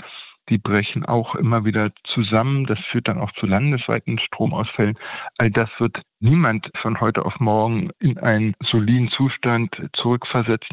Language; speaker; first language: German; native; German